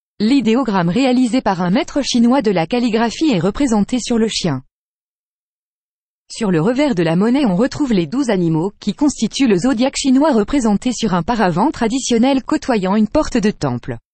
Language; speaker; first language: French; native; French